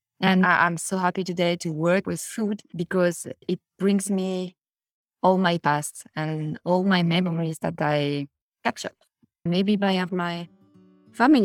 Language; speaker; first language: English; non-native, fluent; French